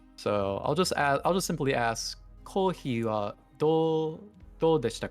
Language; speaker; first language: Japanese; non-native, learner; English